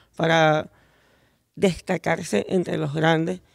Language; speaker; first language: Spanish; native; Spanish